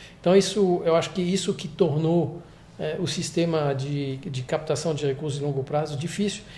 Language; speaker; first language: Portuguese; non-native, fluent; French